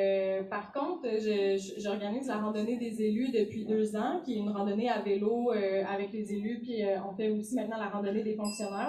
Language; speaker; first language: French; native; French